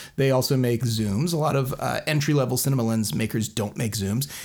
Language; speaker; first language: English; native; English